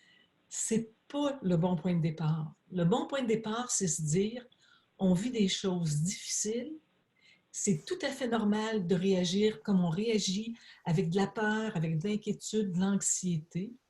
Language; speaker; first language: French; native; French